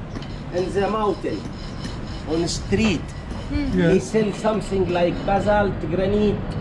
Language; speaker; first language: English; non-native, learner; Arabic